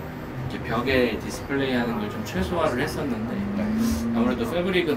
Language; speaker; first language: Korean; native; Korean